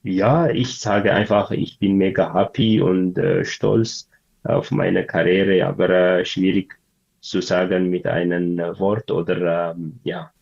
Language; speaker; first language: German; non-native, learner; Tigrinya